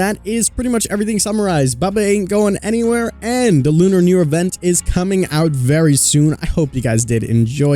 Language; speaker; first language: English; native; English